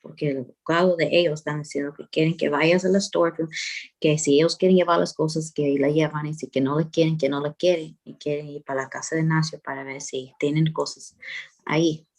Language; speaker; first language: Spanish; early bilingual, heritage; Spanish